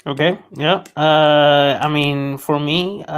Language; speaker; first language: English; non-native, fluent; Norwegian